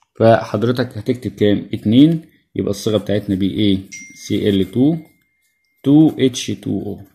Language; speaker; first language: Arabic; native; Arabic